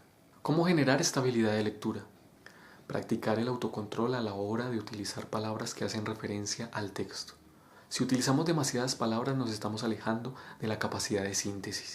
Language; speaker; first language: Spanish; native; Spanish